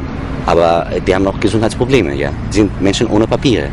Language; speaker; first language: German; non-native, fluent; Greek